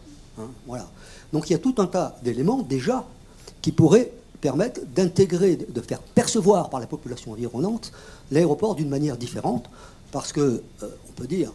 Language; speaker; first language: French; native; French